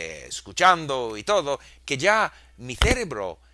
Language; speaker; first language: Spanish; non-native, fluent; English